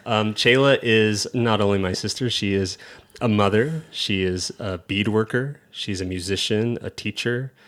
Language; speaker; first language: English; native; English